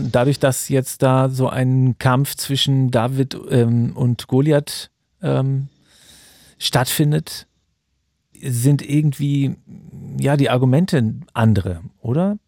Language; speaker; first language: German; native; German